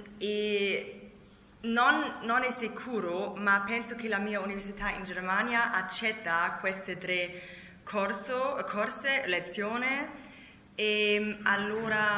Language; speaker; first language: Italian; non-native, learner; German